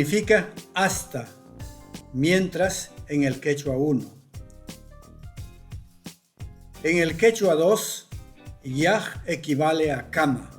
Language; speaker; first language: Spanish; non-native, local second language; Quechua